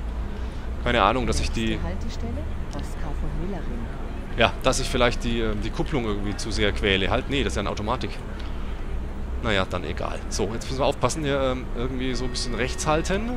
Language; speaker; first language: German; native; German